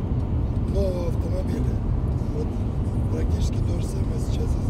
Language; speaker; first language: Russian; native; Russian